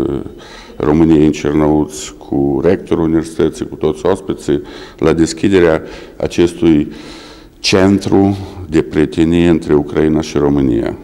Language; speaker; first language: Romanian; early bilingual, heritage; Romanian